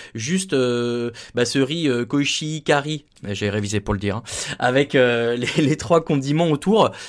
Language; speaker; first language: French; native; French